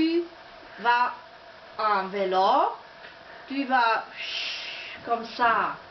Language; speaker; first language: French; non-native, learner; Czech